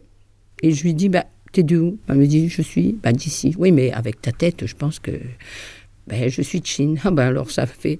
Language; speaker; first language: French; native; French